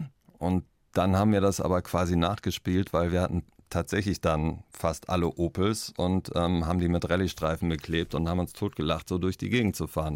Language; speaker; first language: German; native; German